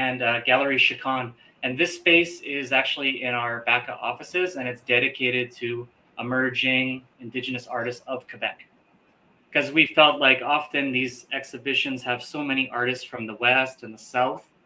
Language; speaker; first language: English; native; English